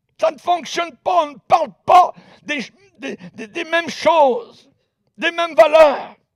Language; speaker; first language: French; native; French